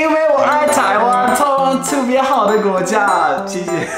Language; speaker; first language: Chinese; non-native, learner; Turkish